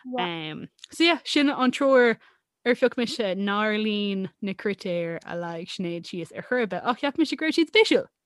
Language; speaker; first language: Irish; non-native, local second language; English